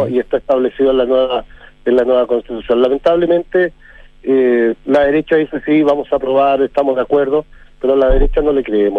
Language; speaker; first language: Spanish; native; Spanish